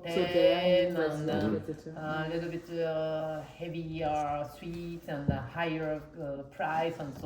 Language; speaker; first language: English; non-native, learner; Japanese